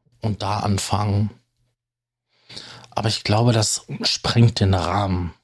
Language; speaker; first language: German; native; German